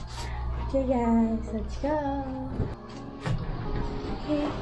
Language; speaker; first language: English; non-native, local second language; Filipino